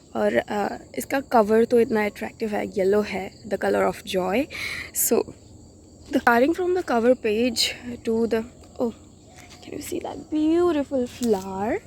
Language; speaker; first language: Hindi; non-native, local second language; Odia